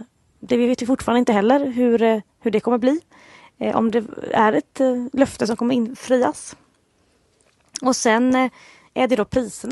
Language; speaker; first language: Swedish; native; Swedish